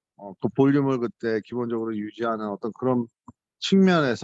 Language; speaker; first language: Korean; native; Korean